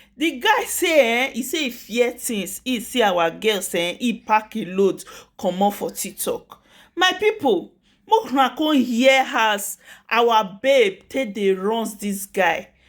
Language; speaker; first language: Nigerian Pidgin; native; Nigerian Pidgin